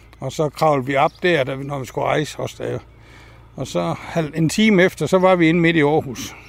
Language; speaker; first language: Danish; native; Danish